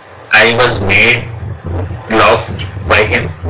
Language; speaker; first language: English; non-native, learner; Telugu